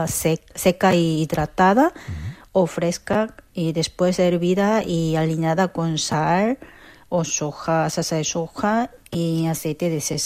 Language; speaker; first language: Spanish; non-native, fluent; Korean